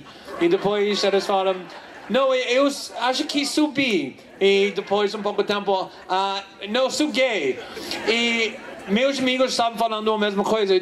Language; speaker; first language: Portuguese; non-native, fluent; English